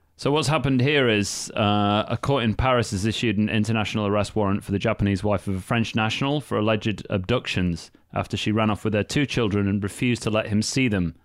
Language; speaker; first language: English; native; English